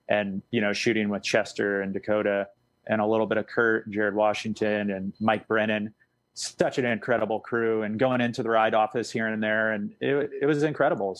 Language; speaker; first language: English; native; English